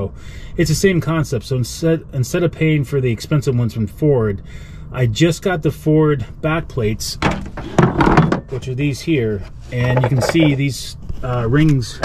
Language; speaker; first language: English; native; English